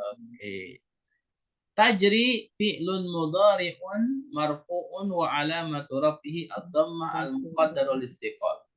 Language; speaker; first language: Arabic; non-native, fluent; Indonesian